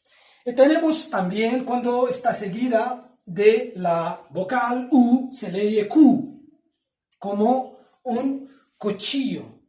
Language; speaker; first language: Spanish; non-native, fluent; Arabic